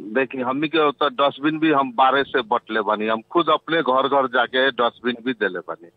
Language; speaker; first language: Bhojpuri; native; Bhojpuri